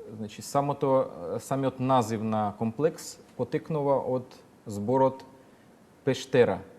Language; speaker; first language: Macedonian; non-native, fluent; Ukrainian